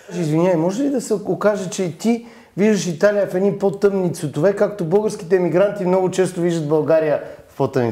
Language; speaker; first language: Bulgarian; native; Bulgarian